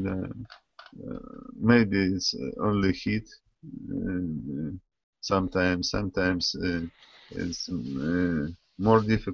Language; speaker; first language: English; non-native, learner; Russian